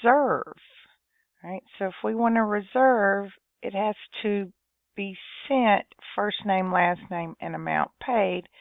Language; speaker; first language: English; native; English